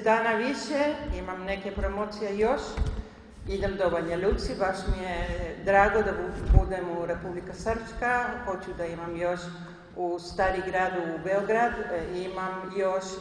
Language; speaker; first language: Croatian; early bilingual, heritage; Spanish